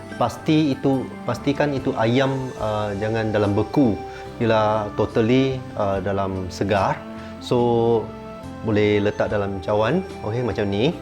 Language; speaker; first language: Malay; non-native, local second language; Chinese